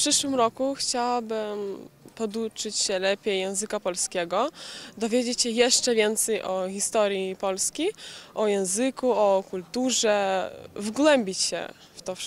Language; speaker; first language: Polish; early bilingual, heritage; Polish